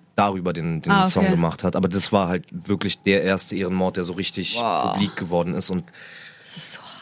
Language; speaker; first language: German; early bilingual, other home language; Arabic